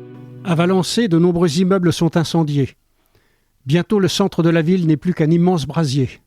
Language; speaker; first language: French; native; French